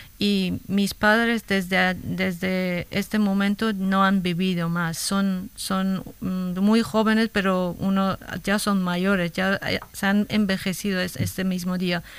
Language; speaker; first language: Spanish; non-native, fluent; Kurdish